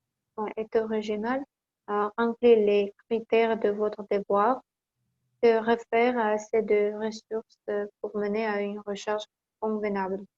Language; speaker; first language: French; non-native, learner; Kazakh